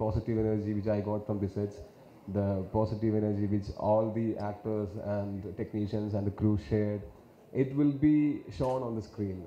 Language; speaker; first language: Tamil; non-native, learner; Malayalam